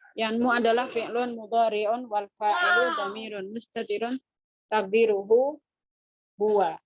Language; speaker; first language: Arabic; non-native, fluent; Indonesian